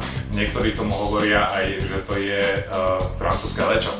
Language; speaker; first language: Slovak; native; Slovak